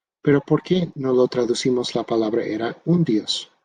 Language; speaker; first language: Spanish; non-native, fluent; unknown